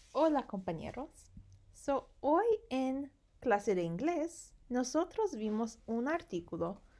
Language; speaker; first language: Spanish; non-native, fluent; English